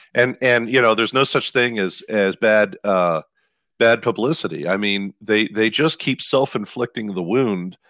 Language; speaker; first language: English; native; English